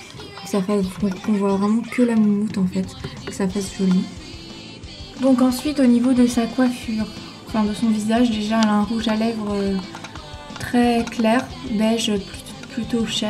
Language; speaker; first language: French; native; French